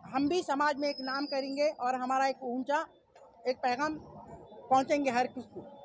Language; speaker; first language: Hindi; non-native, local second language; Urdu